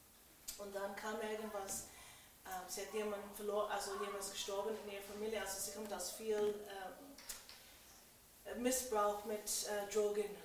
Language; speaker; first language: German; non-native, fluent; English